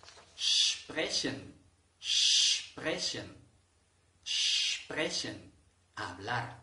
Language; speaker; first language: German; non-native, fluent; Spanish